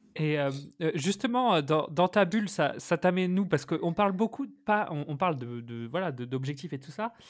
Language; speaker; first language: French; native; French